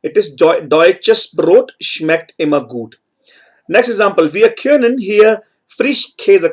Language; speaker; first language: German; non-native, fluent; Hindi